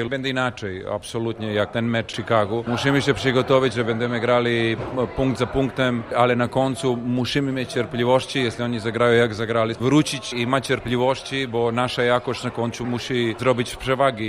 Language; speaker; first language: Polish; non-native, learner; Serbian